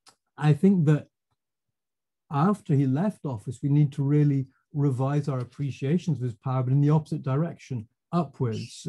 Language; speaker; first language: English; native; English